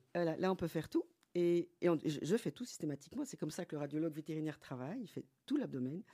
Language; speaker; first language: French; native; French